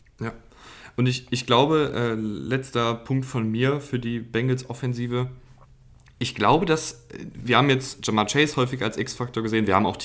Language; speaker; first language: German; native; German